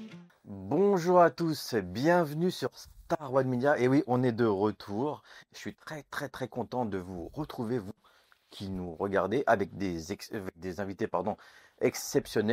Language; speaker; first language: French; native; French